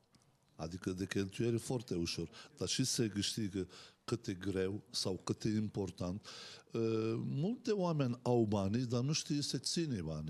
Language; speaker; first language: Romanian; non-native, learner; Turkish